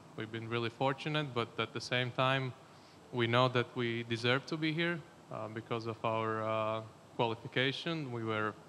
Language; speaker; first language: English; non-native, fluent; Latvian